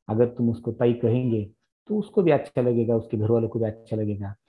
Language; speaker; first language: Hindi; non-native, local second language; Marathi